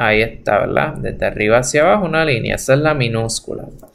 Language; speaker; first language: Spanish; native; Spanish